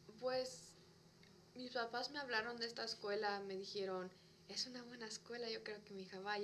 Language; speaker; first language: Spanish; early bilingual, other home language; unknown